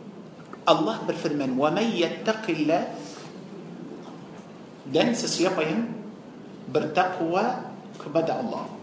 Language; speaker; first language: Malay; non-native, fluent; Arabic